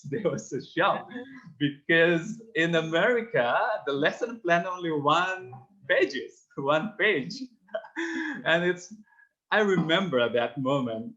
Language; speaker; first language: English; non-native, fluent; Indonesian